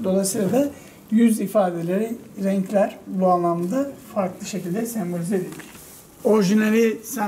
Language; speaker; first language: Turkish; native; Turkish